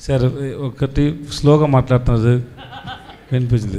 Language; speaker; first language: Telugu; non-native, learner; Tamil